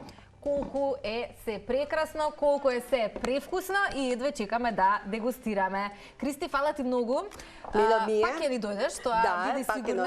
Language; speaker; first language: Macedonian; native; Macedonian